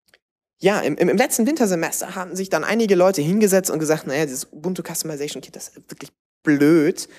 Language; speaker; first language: German; native; German